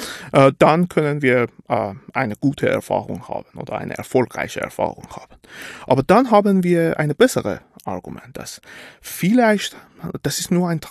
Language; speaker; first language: German; non-native, fluent; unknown